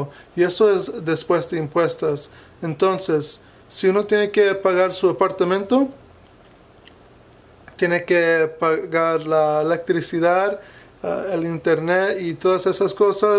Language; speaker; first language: Spanish; non-native, fluent; English